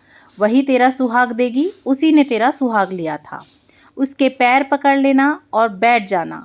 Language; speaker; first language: Hindi; native; Hindi